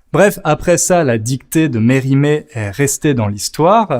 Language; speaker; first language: French; native; French